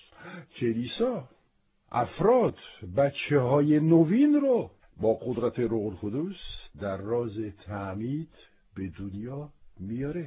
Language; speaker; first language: Persian; non-native, fluent; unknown